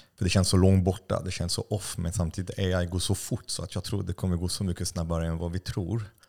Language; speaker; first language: Swedish; non-native, fluent; French